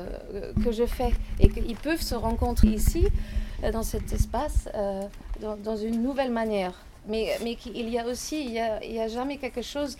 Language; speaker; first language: French; non-native, fluent; German